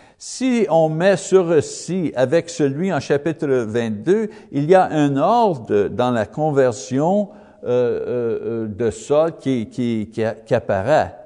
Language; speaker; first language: French; non-native, learner; English